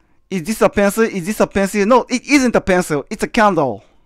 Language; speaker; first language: English; non-native, learner; Japanese